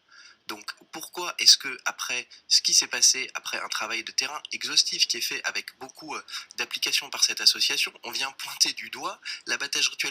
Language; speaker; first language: French; native; French